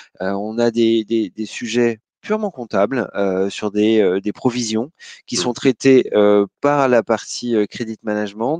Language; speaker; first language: French; native; French